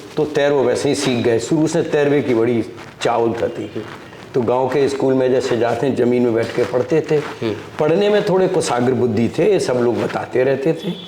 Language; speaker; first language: Hindi; native; Hindi